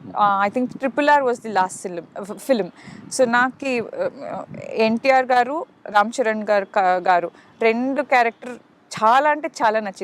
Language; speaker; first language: Telugu; non-native, fluent; Kannada